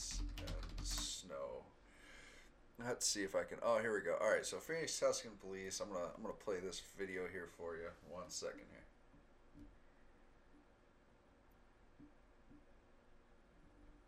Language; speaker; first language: English; native; English